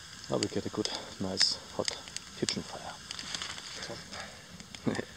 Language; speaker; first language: English; non-native, fluent; German